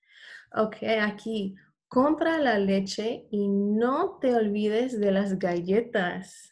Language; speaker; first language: Spanish; non-native, fluent; English